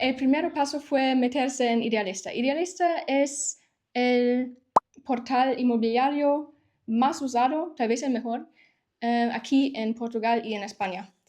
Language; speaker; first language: Spanish; non-native, fluent; German